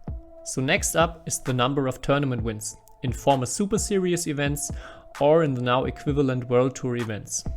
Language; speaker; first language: English; non-native, fluent; German